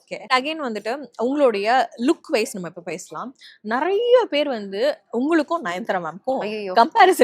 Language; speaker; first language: Tamil; native; Tamil